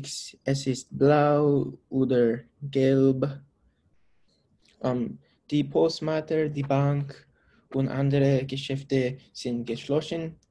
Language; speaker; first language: German; non-native, learner; English